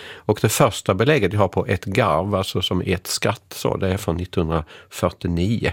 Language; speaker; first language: Swedish; native; Swedish